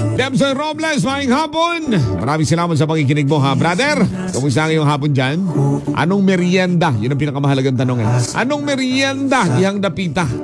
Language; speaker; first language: Filipino; non-native, local second language; Cebuano